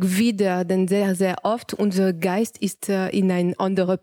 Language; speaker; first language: German; non-native, fluent; French